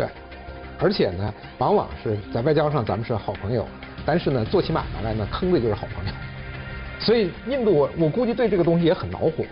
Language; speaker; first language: Chinese; native; Chinese